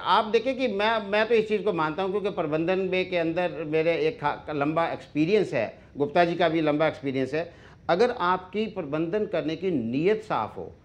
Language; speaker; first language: Hindi; native; Hindi